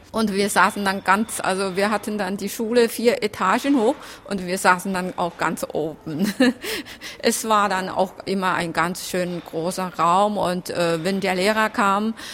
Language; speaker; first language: German; non-native, fluent; Chinese